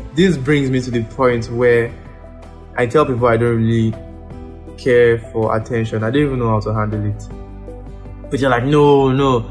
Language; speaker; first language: English; non-native, local second language; Yoruba